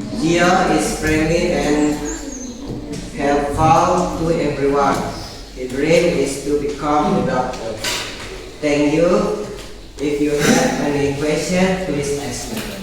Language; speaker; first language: English; non-native, learner; Indonesian